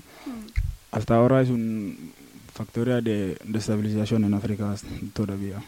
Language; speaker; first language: Spanish; non-native, learner; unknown